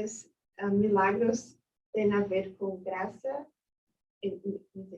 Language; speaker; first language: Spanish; non-native, learner; Portuguese